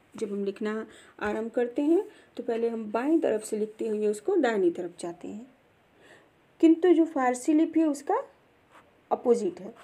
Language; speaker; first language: Hindi; native; Hindi